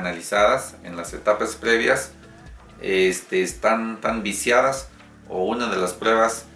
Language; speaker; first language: Spanish; native; Spanish